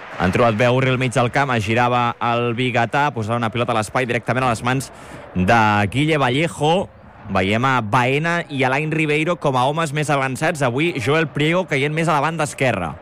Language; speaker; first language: Catalan; native; Catalan